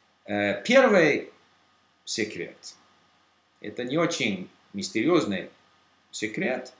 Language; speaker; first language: Russian; non-native, learner; English